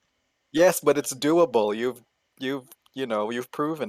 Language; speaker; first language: English; native; English